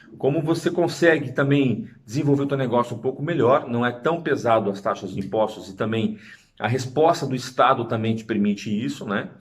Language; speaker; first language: Portuguese; native; Portuguese